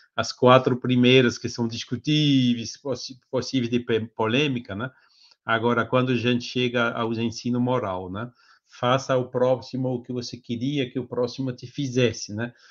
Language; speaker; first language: Portuguese; non-native, fluent; French